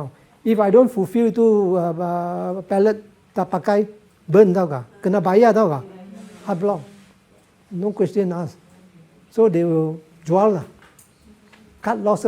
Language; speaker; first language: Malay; non-native, local second language; Cantonese